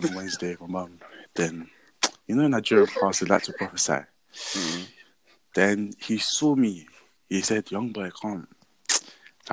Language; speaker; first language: English; native; English